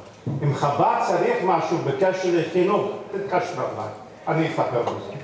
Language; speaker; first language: Hebrew; non-native, fluent; English